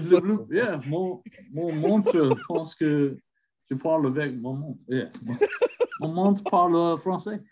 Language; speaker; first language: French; non-native, learner; English